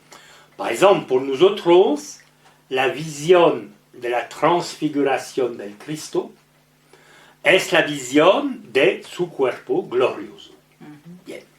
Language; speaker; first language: Spanish; non-native, learner; French